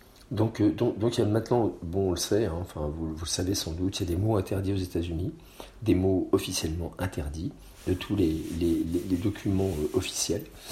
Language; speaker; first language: French; native; French